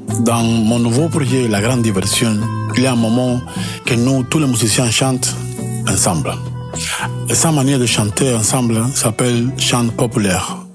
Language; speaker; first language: French; non-native, learner; Spanish